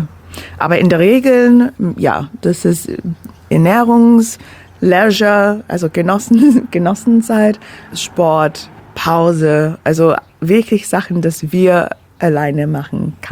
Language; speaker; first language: German; non-native, fluent; English